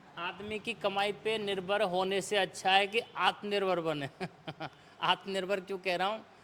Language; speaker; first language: Hindi; native; Hindi